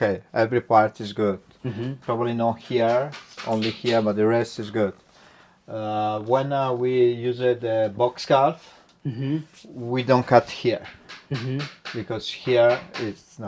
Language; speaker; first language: English; non-native, learner; Italian